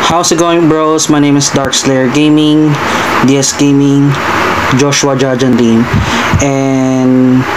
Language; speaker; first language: English; non-native, local second language; Filipino